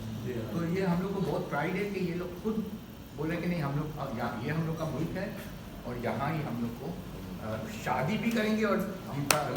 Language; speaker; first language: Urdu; non-native, local second language; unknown